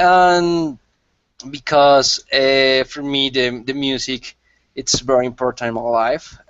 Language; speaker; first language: English; non-native, learner; Spanish